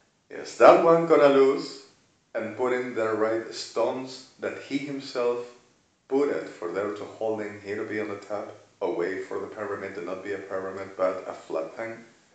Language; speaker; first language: English; non-native, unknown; Spanish